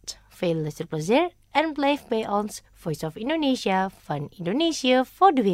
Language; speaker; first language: Dutch; non-native, learner; Indonesian